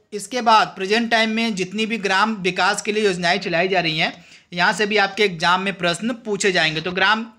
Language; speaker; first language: Hindi; native; Hindi